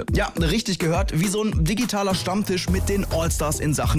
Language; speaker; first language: German; native; German